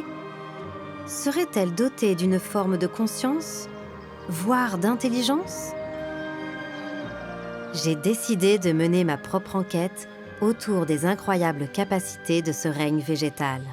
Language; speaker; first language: French; native; French